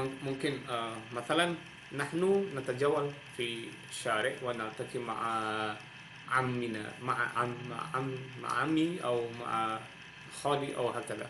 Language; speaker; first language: Arabic; non-native, learner; Javanese